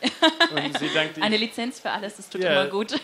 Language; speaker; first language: German; native; German